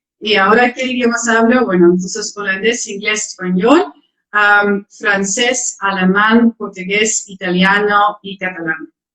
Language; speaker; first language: Spanish; non-native, fluent; Dutch